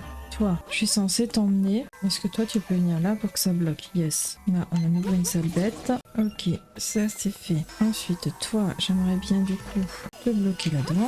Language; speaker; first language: French; native; French